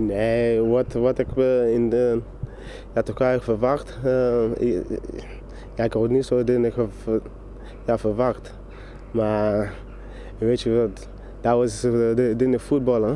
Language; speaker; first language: Dutch; non-native, fluent; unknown